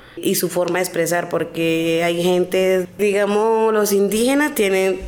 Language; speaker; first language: Spanish; non-native, local second language; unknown